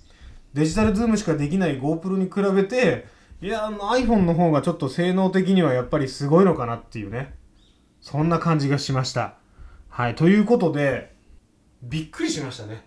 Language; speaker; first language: Japanese; native; Japanese